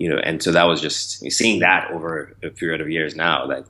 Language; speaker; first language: English; non-native, local second language; Yoruba